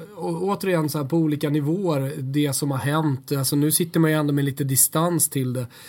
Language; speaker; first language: Swedish; native; Swedish